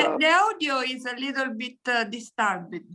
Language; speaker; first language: English; non-native, fluent; Italian